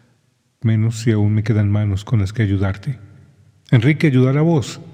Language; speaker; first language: Spanish; native; Spanish